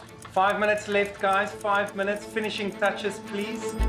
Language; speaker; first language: English; non-native, local second language; Afrikaans